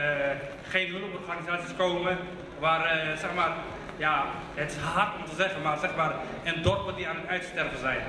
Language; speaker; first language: Dutch; early bilingual, other home language; Somali